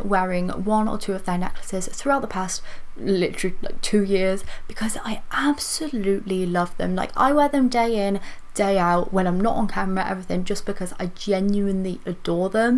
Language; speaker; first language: English; native; English